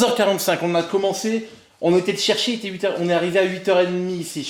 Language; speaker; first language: French; native; French